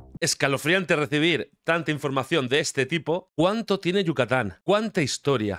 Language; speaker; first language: Spanish; native; Spanish